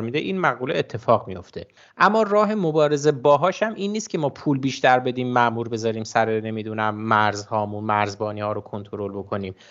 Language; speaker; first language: Persian; native; Persian